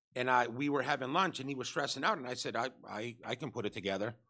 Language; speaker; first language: English; early bilingual, other home language; Spanish